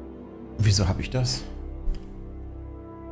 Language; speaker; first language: German; native; German